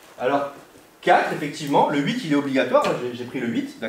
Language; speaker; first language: French; native; French